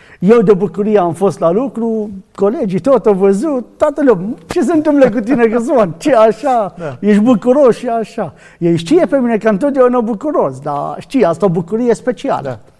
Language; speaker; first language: Romanian; non-native, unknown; Arabic